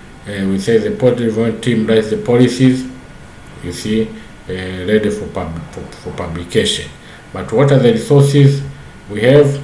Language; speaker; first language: English; non-native, local second language; Swahili